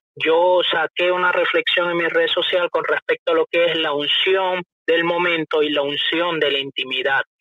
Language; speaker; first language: Spanish; native; Spanish